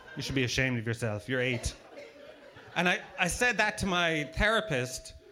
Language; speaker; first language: English; native; English